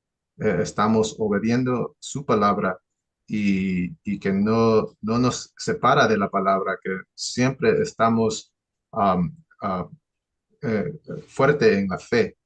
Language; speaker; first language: Spanish; early bilingual, heritage; English